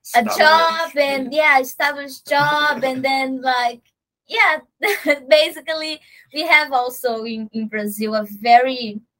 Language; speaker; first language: English; non-native, learner; Portuguese